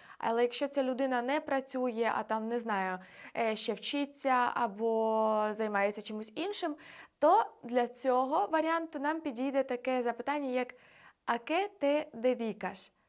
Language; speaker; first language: Ukrainian; native; Ukrainian